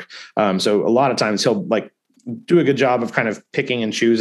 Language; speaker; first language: English; native; English